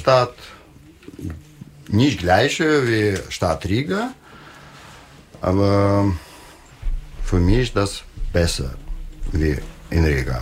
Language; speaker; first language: German; non-native, learner; Russian